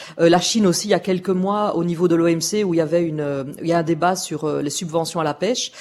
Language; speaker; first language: French; native; French